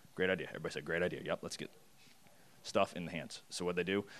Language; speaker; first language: English; native; English